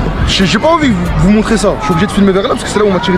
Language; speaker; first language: French; native; French